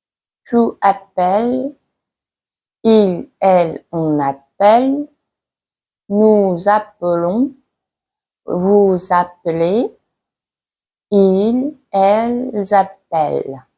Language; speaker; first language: French; non-native, fluent; Mongolian